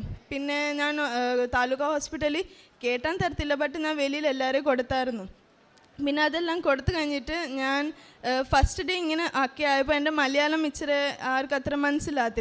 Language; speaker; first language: Malayalam; early bilingual, heritage; Malayalam